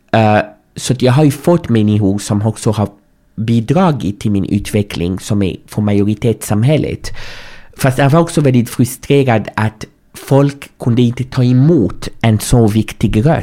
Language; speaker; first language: Swedish; non-native, fluent; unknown